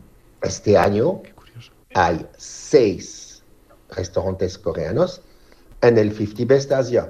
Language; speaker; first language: Spanish; non-native, fluent; French